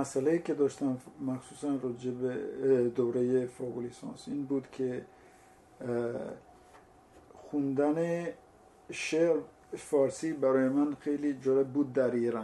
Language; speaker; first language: Persian; non-native, fluent; Italian